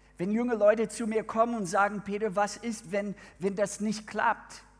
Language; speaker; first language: German; non-native, fluent; English